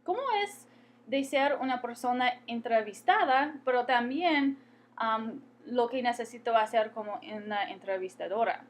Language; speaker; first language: Spanish; non-native, fluent; English